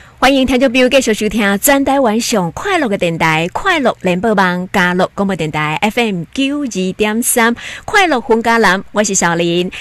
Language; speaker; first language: Chinese; native; Chinese